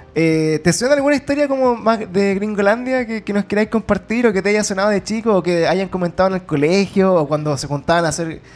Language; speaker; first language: Spanish; native; Spanish